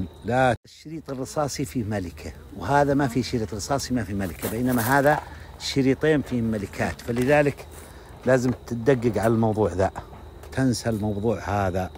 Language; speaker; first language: Arabic; native; Arabic